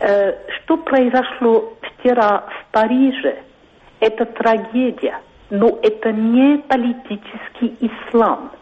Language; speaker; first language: Russian; non-native, fluent; French